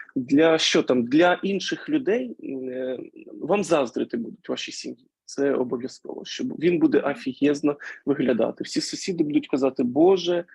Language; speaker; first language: Ukrainian; non-native, local second language; Russian